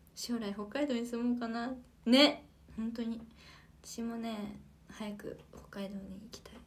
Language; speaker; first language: Japanese; native; Japanese